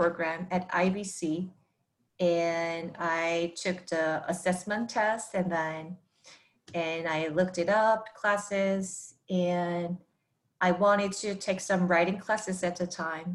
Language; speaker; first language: English; non-native, fluent; Korean